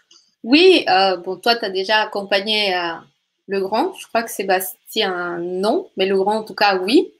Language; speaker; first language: French; native; French